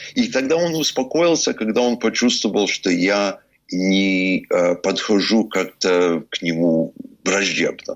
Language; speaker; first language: Russian; early bilingual, heritage; Russian